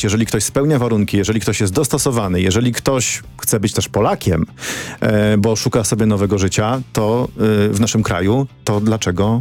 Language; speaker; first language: Polish; native; Polish